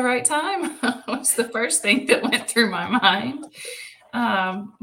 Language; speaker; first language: English; native; English